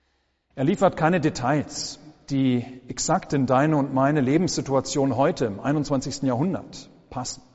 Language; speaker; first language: German; native; German